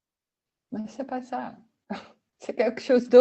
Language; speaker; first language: French; non-native, learner; Dutch